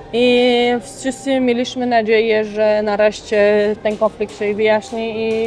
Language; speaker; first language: Polish; non-native, fluent; Armenian